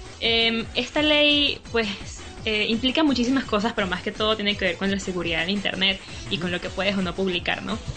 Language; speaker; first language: Spanish; native; Spanish